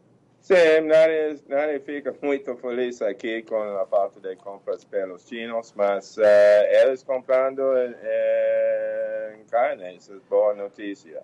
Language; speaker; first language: Portuguese; non-native, fluent; English